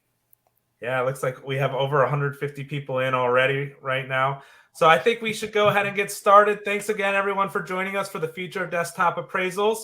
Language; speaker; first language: English; native; English